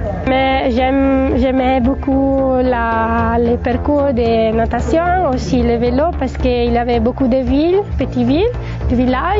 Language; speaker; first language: French; non-native, learner; Italian